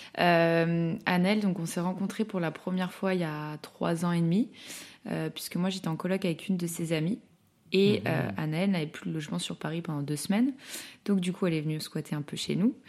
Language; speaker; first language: French; native; French